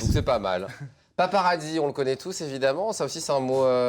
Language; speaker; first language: French; native; French